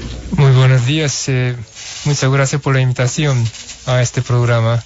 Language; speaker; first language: Spanish; non-native, fluent; Japanese